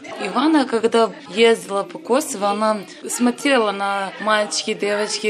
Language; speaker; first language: Russian; non-native, learner; Serbian